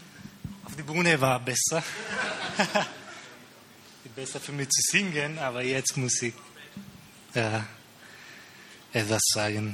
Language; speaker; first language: German; non-native, learner; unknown